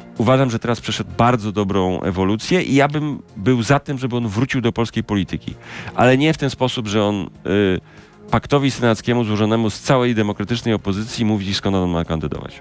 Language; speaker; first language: Polish; native; Polish